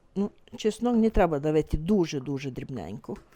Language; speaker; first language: Ukrainian; native; Ukrainian